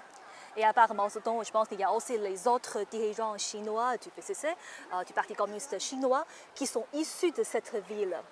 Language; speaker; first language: French; non-native, fluent; Chinese